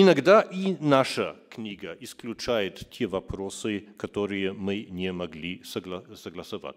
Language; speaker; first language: Russian; non-native, fluent; German